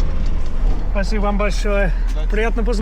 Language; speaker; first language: Russian; non-native, fluent; English